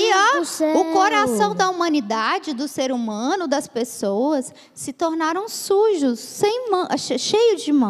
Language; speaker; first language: Portuguese; native; Portuguese